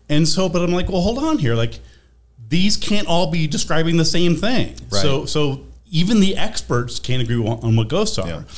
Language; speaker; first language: English; native; English